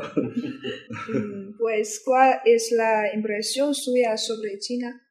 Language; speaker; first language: Spanish; non-native, learner; Chinese